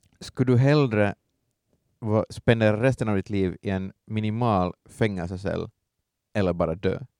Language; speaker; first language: Swedish; native; Swedish